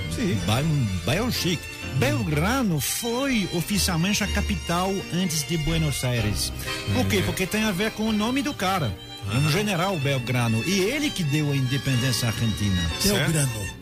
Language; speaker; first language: Portuguese; non-native, fluent; French